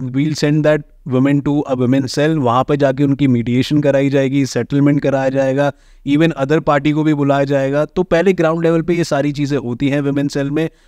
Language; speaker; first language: Hindi; native; Hindi